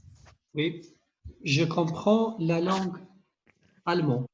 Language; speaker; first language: French; non-native, learner; Albanian